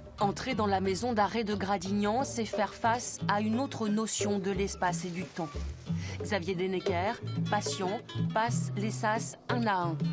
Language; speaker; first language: French; native; French